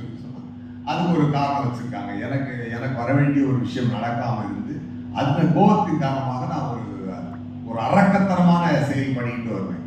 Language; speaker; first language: Tamil; native; Tamil